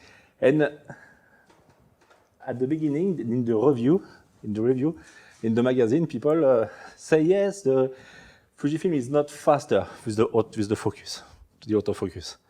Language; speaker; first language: English; non-native, learner; French